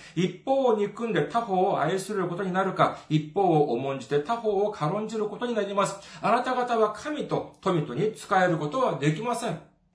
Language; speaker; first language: Japanese; non-native, fluent; Korean